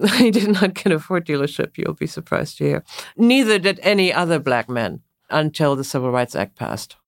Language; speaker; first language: English; non-native, fluent; German